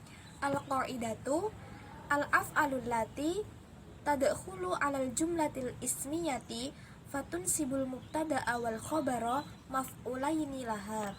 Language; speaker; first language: Arabic; non-native, learner; Indonesian